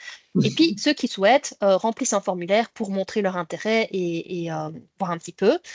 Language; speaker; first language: French; native; French